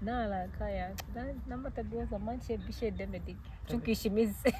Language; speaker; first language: Turkish; non-native, fluent; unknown